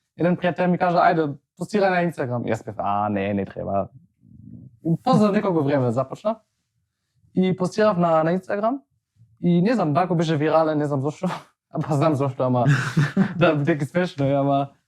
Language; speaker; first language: Macedonian; non-native, learner; Finnish